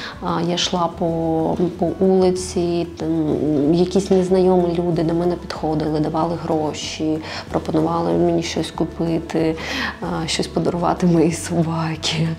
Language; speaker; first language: Ukrainian; non-native, local second language; Russian